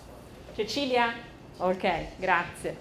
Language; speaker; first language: Italian; non-native, fluent; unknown